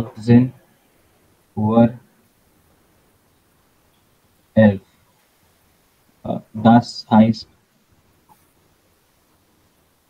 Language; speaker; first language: German; non-native, learner; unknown